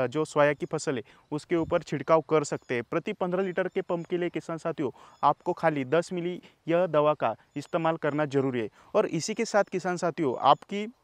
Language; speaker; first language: Hindi; non-native, local second language; Marathi